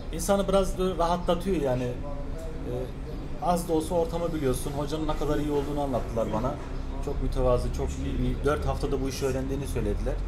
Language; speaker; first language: Turkish; early bilingual, heritage; Turkish